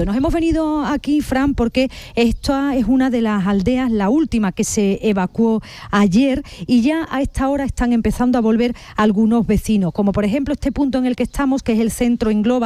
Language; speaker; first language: Spanish; native; Spanish